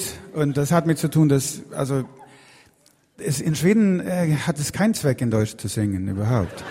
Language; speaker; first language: German; non-native, learner; Swedish